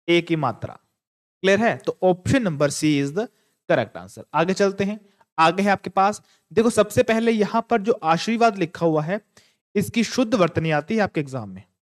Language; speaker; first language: Hindi; native; Hindi